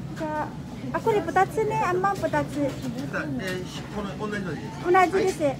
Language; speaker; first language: Japanese; non-native, fluent; Filipino